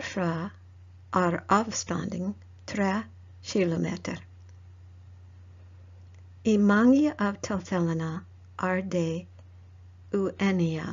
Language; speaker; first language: Norwegian; non-native, learner; English